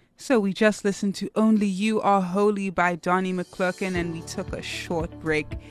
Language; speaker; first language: English; native; English